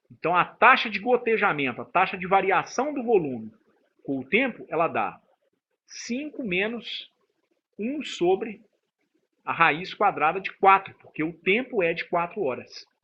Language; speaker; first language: Portuguese; native; Portuguese